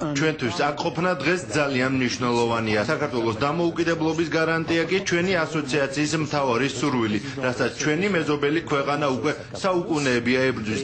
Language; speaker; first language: Georgian; early bilingual, heritage; Georgian